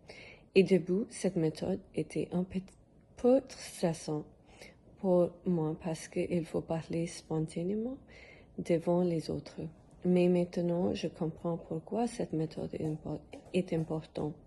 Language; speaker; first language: French; non-native, learner; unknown